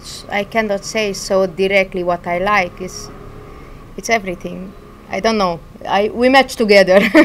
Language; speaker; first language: English; non-native, learner; Hungarian